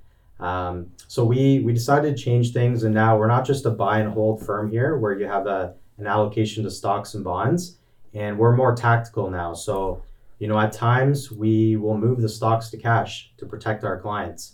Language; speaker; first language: English; native; English